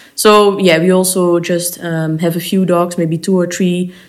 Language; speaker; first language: English; non-native, fluent; Dutch